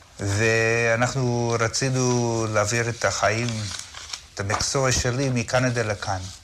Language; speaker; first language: Hebrew; non-native, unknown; English